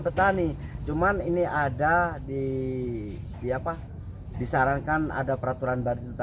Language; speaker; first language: Indonesian; non-native, local second language; Javanese